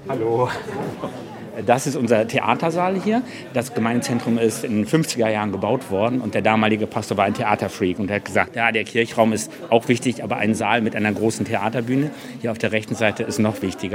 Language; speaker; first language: German; native; German